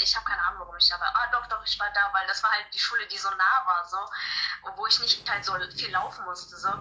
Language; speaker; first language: German; early bilingual, other home language; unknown